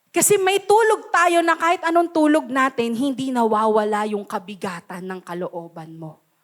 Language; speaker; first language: Filipino; native; Filipino